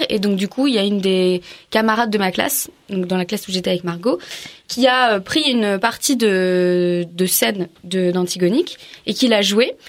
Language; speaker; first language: French; non-native, local second language; Arabic